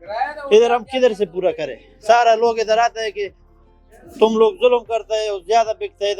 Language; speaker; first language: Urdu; non-native, local second language; Pashto